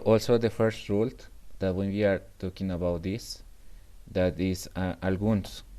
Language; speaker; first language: English; non-native, fluent; Spanish